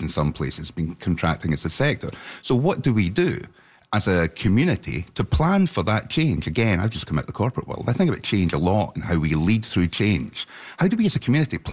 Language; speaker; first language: English; native; English